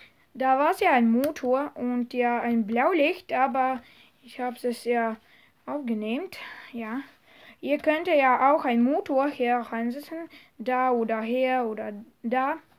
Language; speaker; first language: German; non-native, learner; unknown